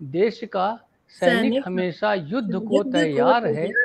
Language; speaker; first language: Hindi; native; Hindi